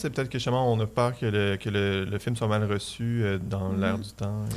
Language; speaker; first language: French; native; French